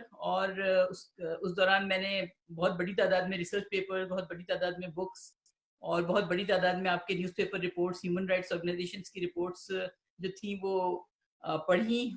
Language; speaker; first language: Urdu; native; Urdu